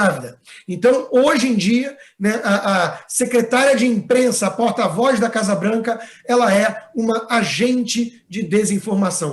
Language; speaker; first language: Portuguese; native; Portuguese